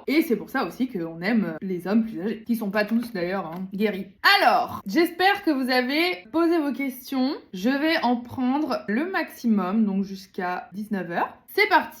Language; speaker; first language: French; native; French